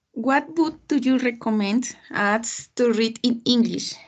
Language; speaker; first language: English; non-native, learner; Spanish